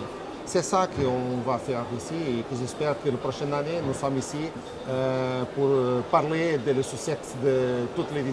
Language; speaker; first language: French; non-native, fluent; Portuguese